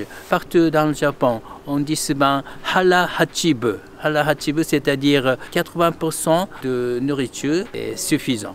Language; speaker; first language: French; non-native, fluent; Japanese